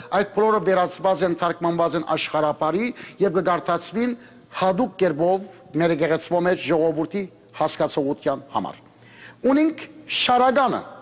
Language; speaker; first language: Armenian; early bilingual, heritage; Armenian